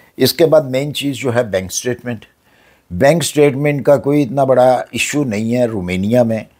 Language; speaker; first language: Urdu; non-native, local second language; Punjabi